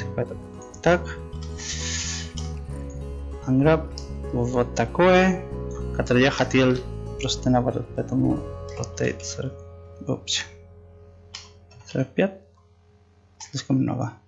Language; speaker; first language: Russian; non-native, learner; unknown